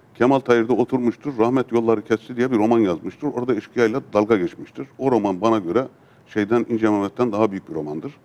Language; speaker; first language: Turkish; native; Turkish